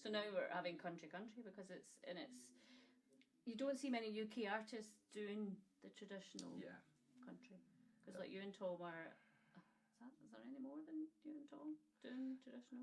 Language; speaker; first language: English; native; English